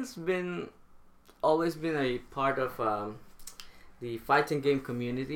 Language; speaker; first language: English; non-native, local second language; Filipino